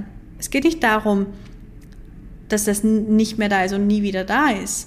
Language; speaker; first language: German; native; German